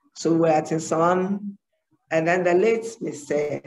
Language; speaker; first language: English; non-native, local second language; Ewe